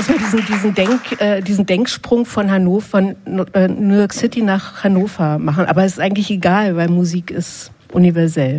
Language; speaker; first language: German; native; German